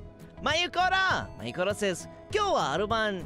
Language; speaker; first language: Japanese; non-native, learner; English